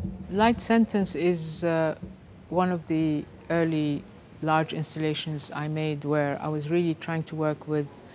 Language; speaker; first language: English; non-native, fluent; Arabic